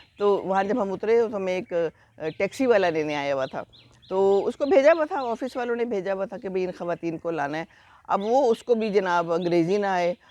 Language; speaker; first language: Urdu; native; Urdu